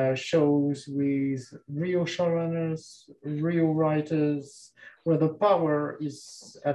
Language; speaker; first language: English; non-native, fluent; French